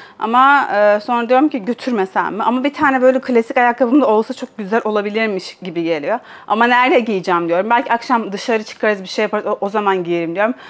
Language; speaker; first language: Turkish; native; Turkish